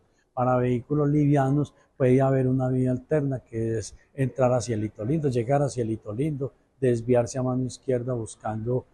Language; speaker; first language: Spanish; native; Spanish